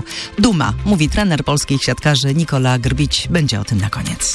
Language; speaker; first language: Polish; native; Polish